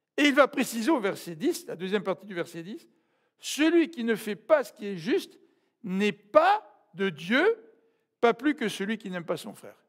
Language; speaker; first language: French; native; French